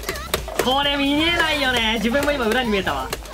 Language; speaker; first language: Japanese; native; Japanese